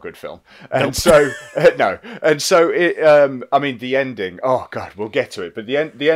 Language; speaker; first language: English; native; English